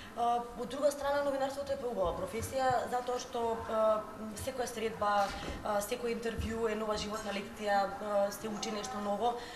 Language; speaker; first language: Macedonian; native; Macedonian